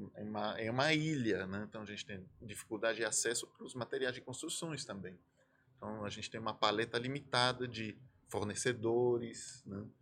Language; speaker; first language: Portuguese; non-native, fluent; French